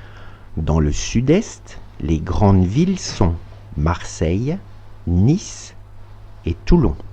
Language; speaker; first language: French; non-native, fluent; Russian